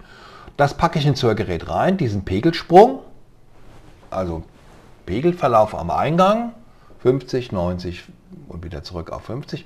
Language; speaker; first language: German; native; German